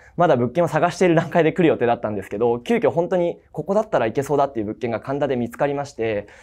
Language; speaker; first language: Japanese; native; Japanese